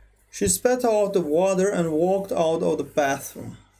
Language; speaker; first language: English; non-native, fluent; Azerbaijani